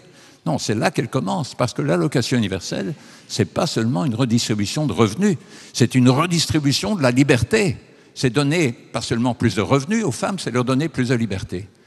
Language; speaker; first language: French; native; French